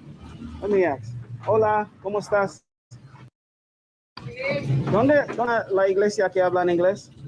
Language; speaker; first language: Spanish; non-native, learner; English